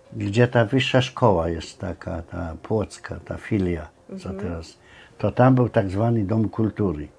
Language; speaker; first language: Polish; native; Polish